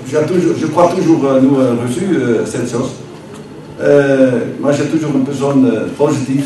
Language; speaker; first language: French; non-native, learner; Dutch